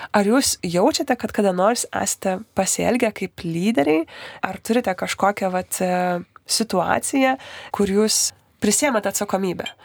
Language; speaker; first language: Lithuanian; native; Lithuanian